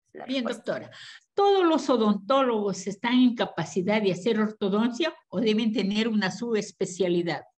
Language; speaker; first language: Spanish; native; Spanish